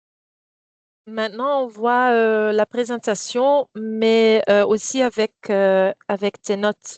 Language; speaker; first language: French; non-native, fluent; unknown